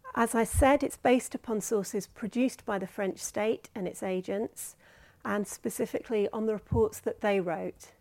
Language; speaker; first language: English; native; English